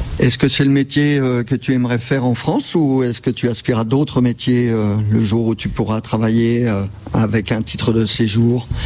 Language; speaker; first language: French; native; French